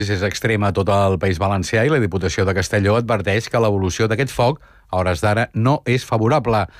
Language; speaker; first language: Catalan; native; Catalan